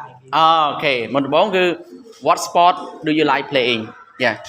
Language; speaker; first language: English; non-native, learner; Khmer